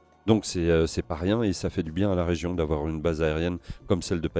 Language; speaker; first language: French; native; French